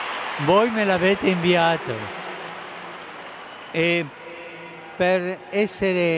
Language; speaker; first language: Italian; non-native, fluent; Spanish